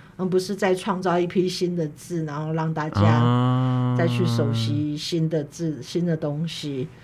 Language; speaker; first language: Chinese; native; Chinese